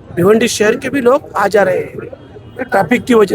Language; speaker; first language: Hindi; non-native, local second language; Marathi